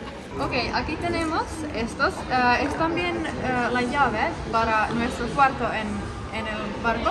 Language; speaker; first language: Spanish; non-native, learner; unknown